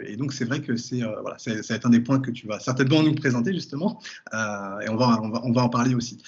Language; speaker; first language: French; native; French